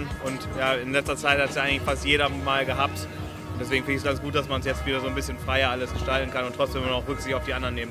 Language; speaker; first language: German; native; German